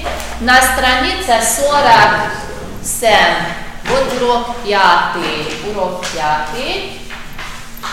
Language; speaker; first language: Russian; non-native, fluent; Hungarian